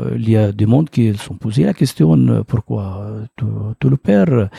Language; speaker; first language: French; non-native, fluent; Arabic